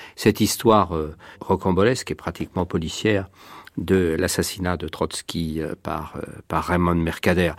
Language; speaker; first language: French; native; French